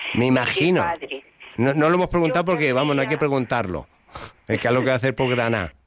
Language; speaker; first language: Spanish; native; Spanish